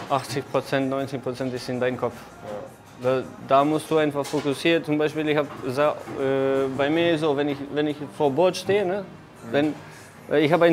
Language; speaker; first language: German; non-native, learner; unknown